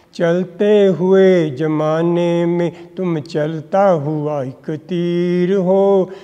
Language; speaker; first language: Hindi; native; Hindi